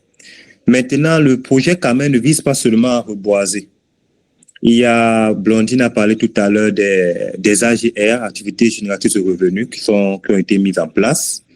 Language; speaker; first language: French; native; French